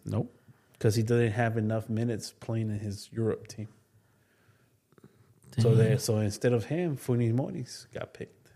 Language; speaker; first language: English; native; English